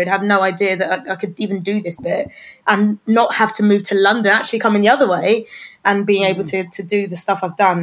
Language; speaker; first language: English; native; English